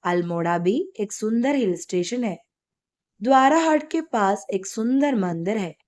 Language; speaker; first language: Hindi; non-native, local second language; Malayalam